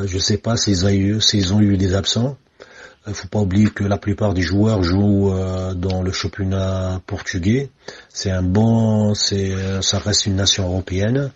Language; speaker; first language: French; non-native, local second language; Arabic